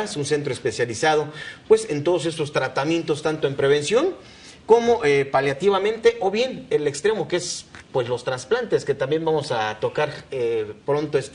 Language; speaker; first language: Spanish; native; Spanish